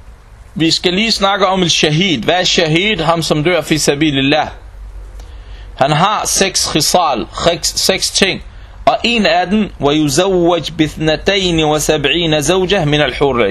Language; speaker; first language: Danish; non-native, local second language; Arabic